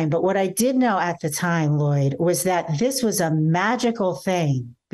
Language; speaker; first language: English; native; English